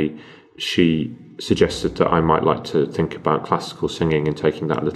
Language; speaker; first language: English; native; English